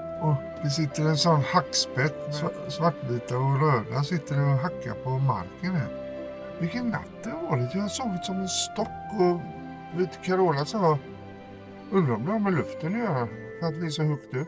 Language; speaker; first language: Swedish; native; Swedish